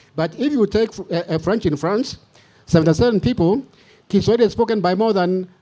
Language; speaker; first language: English; non-native, local second language; Swahili